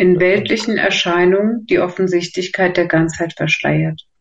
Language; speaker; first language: German; native; German